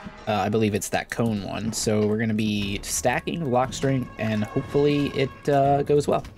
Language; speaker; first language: English; native; English